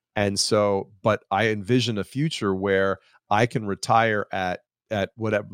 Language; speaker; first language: English; native; English